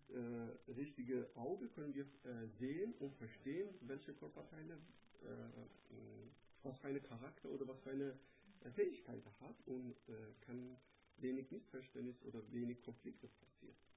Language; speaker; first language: German; non-native, learner; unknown